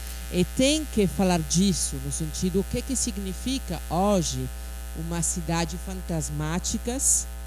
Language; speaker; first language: Portuguese; non-native, fluent; French